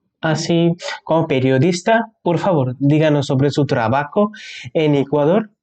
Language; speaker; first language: Spanish; non-native, learner; Bangla